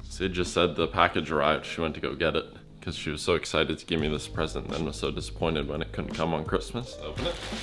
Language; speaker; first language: English; native; English